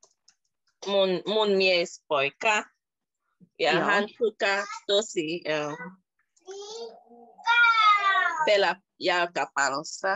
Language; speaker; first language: Finnish; non-native, learner; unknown